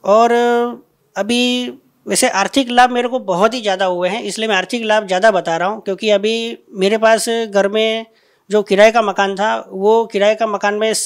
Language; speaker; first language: Hindi; non-native, local second language; Gujarati